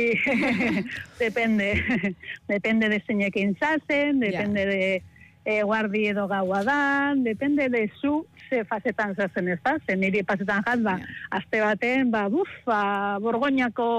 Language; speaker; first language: Basque; native; Basque